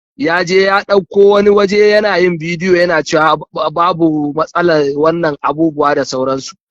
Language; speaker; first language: Hausa; native; Hausa